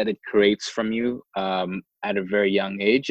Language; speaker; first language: English; non-native, local second language; Swahili